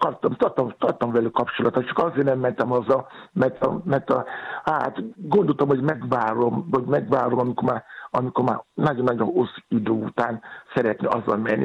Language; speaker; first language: Hungarian; non-native, learner; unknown